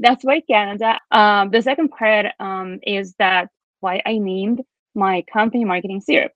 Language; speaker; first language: English; non-native, fluent; Russian